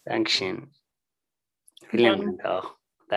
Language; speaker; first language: German; non-native, learner; Tigrinya